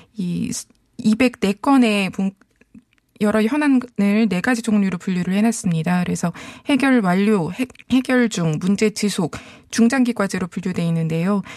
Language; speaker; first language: Korean; native; Korean